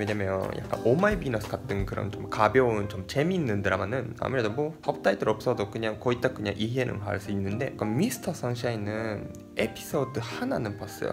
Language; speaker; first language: Korean; non-native, fluent; Japanese